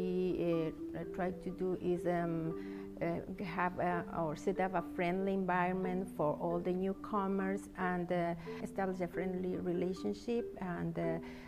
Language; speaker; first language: English; non-native, fluent; Spanish